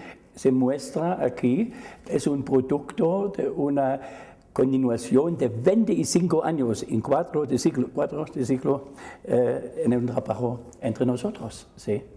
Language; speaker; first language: Spanish; non-native, fluent; German